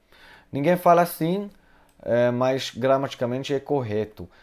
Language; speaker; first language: Portuguese; non-native, fluent; Hebrew